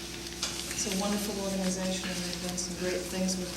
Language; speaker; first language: English; native; English